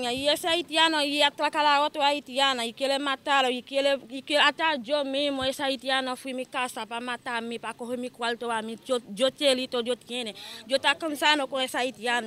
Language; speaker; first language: Spanish; non-native, learner; Haitian Creole